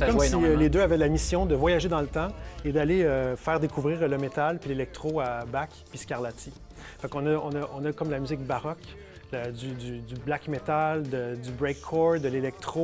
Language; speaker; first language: French; native; French